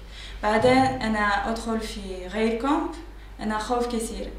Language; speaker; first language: Arabic; non-native, learner; French